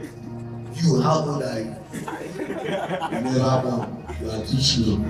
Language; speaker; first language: English; non-native, local second language; Igbo